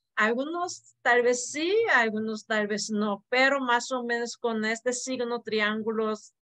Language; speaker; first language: Spanish; non-native, fluent; Korean